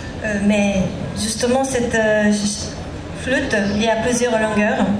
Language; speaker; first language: French; non-native, learner; Japanese